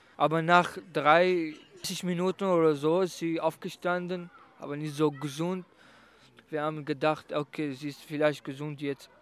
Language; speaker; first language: German; non-native, learner; Kurdish